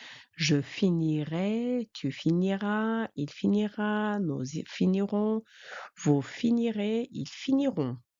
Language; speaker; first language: French; non-native, fluent; Mongolian